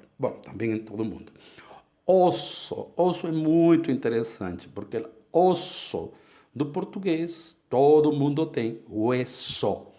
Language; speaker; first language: Portuguese; non-native, fluent; Spanish